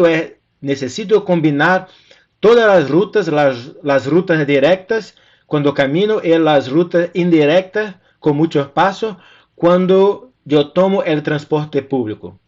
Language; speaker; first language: Spanish; non-native, fluent; Portuguese